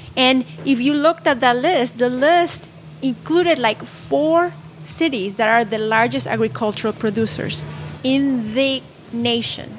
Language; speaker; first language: English; non-native, fluent; Spanish